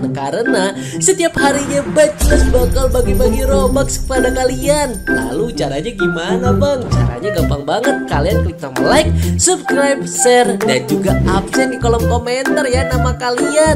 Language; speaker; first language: Indonesian; native; Indonesian